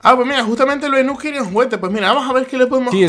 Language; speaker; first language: Spanish; native; Spanish